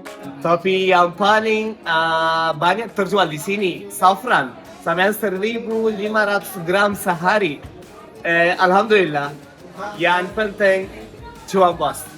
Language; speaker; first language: Indonesian; non-native, learner; Turkish